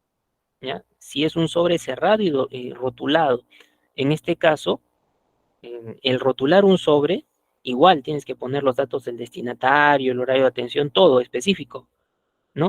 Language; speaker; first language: Spanish; native; Spanish